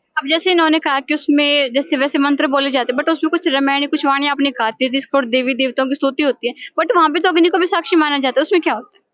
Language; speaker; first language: Hindi; native; Hindi